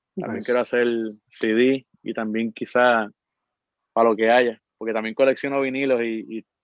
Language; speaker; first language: Spanish; native; Spanish